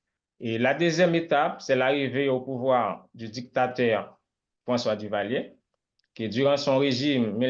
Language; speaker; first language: French; non-native, local second language; Haitian Creole